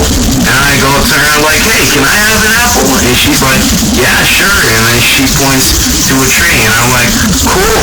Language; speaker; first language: English; native; English